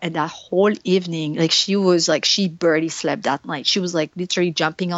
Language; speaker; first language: English; non-native, fluent; French